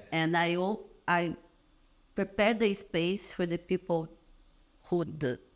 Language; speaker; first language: English; non-native, learner; Portuguese